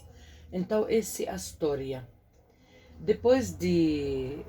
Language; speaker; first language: Portuguese; non-native, fluent; Arabic